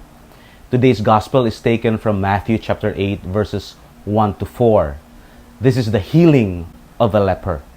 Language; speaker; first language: English; non-native, local second language; Filipino